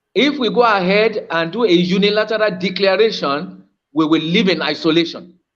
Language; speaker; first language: English; non-native, local second language; Yoruba